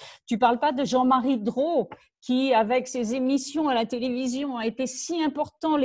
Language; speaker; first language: French; native; French